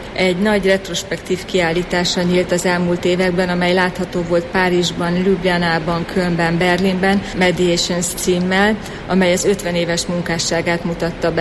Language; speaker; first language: Hungarian; native; Hungarian